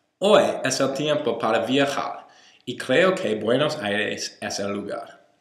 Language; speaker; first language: Spanish; non-native, learner; English